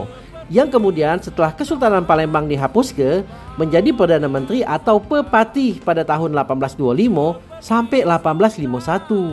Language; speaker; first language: Indonesian; native; Indonesian